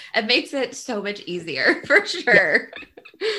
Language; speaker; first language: English; early bilingual, other home language; Italian